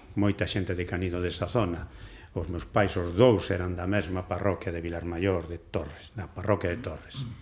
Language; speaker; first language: Galician; non-native, local second language; Spanish